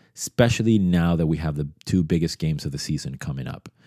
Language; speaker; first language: English; early bilingual, other home language; Spanish